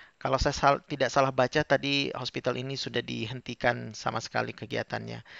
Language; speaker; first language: Indonesian; native; Indonesian